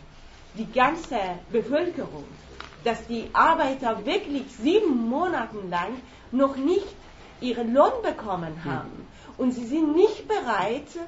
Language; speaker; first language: German; non-native, learner; Persian